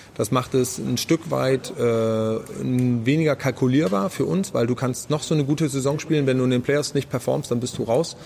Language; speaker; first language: German; early bilingual, other home language; Danish